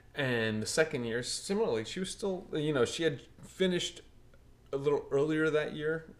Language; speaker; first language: English; early bilingual, other home language; Portuguese